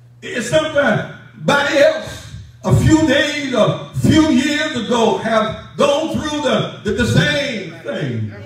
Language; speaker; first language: English; native; English